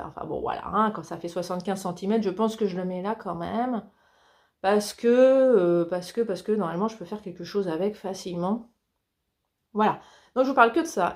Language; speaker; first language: French; native; French